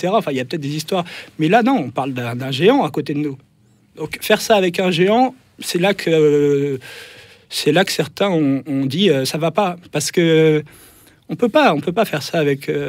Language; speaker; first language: French; native; French